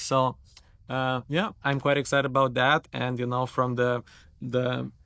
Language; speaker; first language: English; non-native, fluent; Romanian